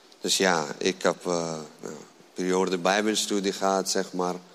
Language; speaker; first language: Dutch; non-native, learner; Persian